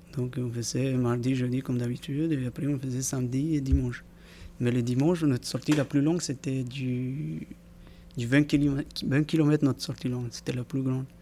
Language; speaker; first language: French; non-native, fluent; Spanish